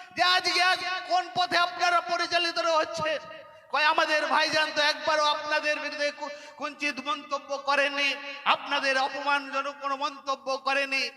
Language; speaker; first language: Bangla; non-native, local second language; Santali